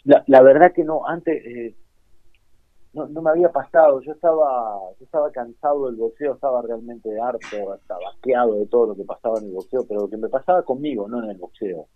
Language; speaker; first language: Spanish; native; Spanish